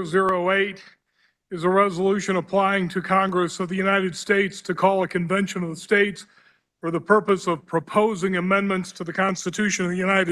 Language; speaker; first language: English; native; English